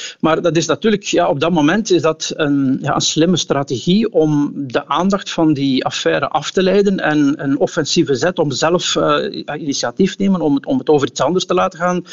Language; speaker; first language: Dutch; native; Dutch